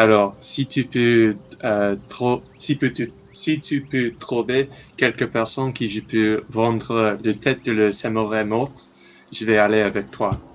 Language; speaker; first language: French; non-native, learner; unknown